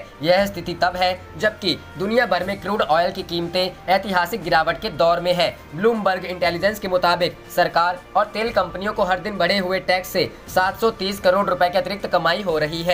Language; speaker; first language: Hindi; native; Hindi